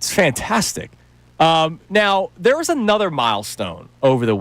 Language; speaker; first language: English; native; English